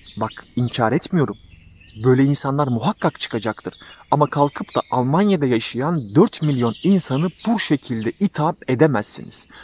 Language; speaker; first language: Turkish; native; Turkish